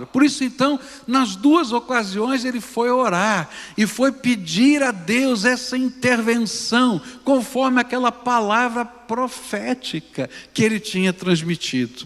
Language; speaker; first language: Portuguese; native; Portuguese